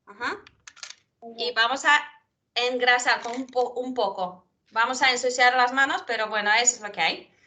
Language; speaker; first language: Spanish; non-native, fluent; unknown